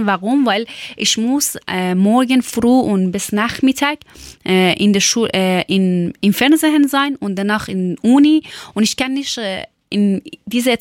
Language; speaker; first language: German; non-native, fluent; Persian